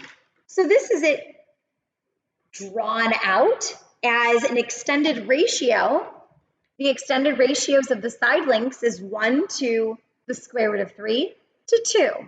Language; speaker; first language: English; native; English